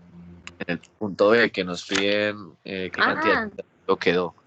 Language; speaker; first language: Spanish; native; Spanish